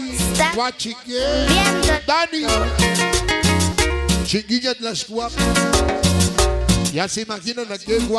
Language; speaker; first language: Spanish; native; Spanish